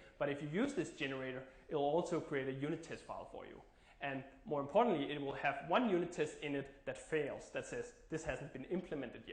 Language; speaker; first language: English; non-native, fluent; Danish